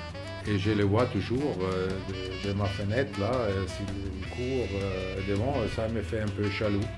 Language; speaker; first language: French; non-native, fluent; German